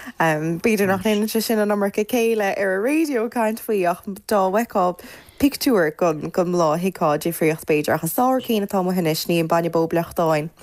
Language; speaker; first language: Irish; native; Irish